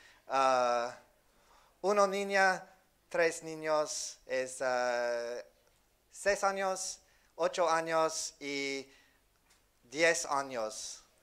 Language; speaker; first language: Spanish; non-native, learner; English